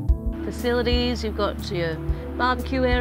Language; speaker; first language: English; native; English